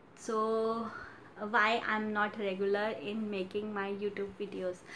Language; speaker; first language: English; non-native, local second language; Hindi